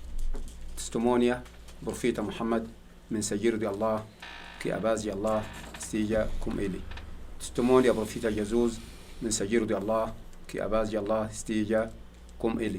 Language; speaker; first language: Portuguese; non-native, learner; Arabic